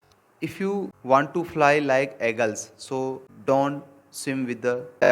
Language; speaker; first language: English; non-native, local second language; Hindi